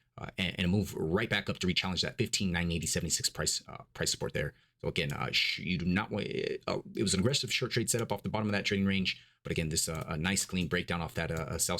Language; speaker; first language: English; native; English